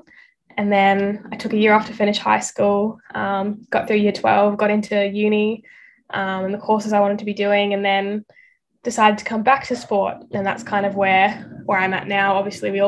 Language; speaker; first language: English; native; English